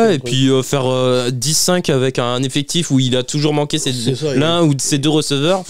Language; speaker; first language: French; native; French